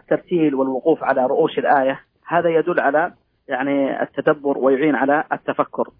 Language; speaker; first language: Arabic; native; Arabic